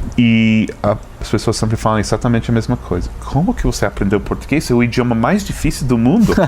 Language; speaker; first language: Portuguese; non-native, fluent; English